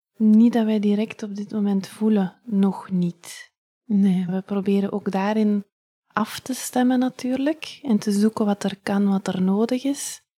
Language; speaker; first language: Dutch; native; Dutch